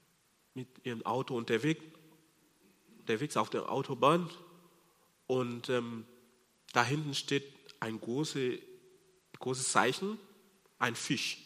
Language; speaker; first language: German; non-native, fluent; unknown